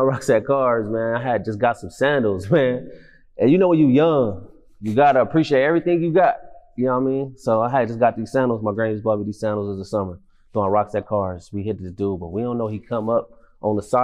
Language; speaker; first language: English; native; English